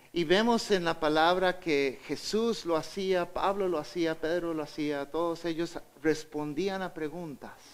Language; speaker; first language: Spanish; native; Spanish